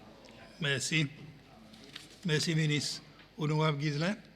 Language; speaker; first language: French; non-native, local second language; Seselwa Creole French